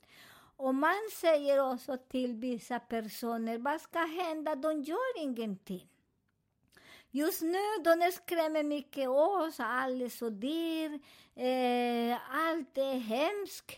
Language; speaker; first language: Swedish; non-native, learner; Spanish